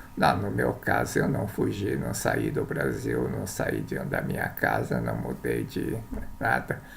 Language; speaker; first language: Portuguese; early bilingual, other home language; Japanese